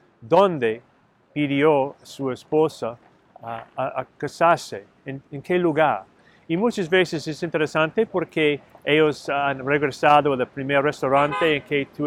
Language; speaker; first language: Spanish; non-native, learner; English